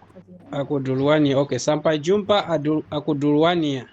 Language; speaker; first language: Indonesian; non-native, learner; Nyanja